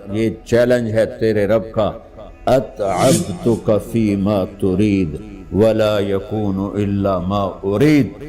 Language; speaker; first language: Urdu; non-native, local second language; Punjabi